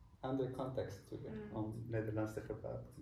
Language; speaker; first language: Dutch; non-native, learner; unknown